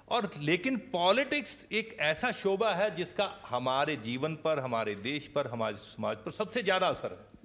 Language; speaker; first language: Hindi; non-native, local second language; Punjabi